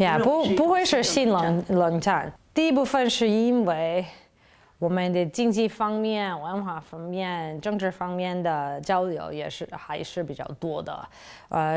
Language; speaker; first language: Chinese; non-native, fluent; English